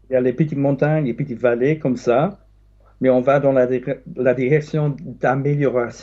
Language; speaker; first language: French; non-native, fluent; English